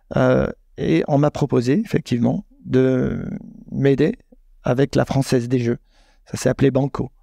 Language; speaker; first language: French; native; French